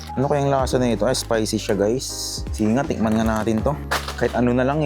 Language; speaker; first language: Filipino; native; Filipino